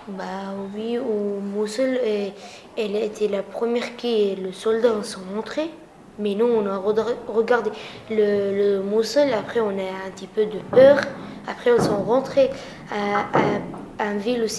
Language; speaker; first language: French; non-native, learner; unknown